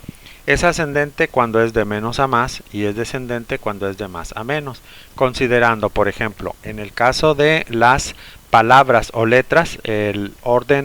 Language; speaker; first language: Spanish; native; Spanish